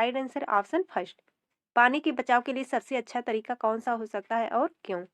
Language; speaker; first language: Hindi; native; Hindi